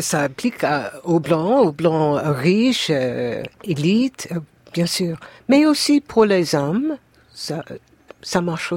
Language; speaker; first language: French; non-native, fluent; English